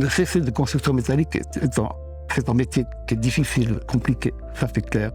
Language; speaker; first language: French; native; French